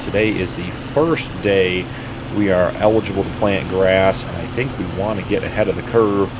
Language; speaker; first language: English; native; English